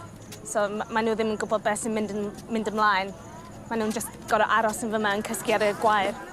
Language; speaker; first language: Welsh; non-native, local second language; English